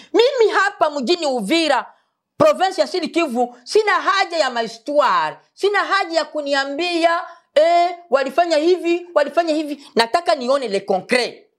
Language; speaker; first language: Swahili; native; Swahili